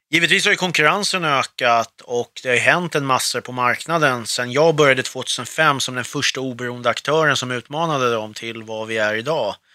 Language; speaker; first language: Swedish; early bilingual, other home language; Arabic